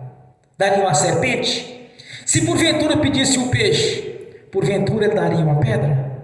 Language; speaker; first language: Portuguese; native; Portuguese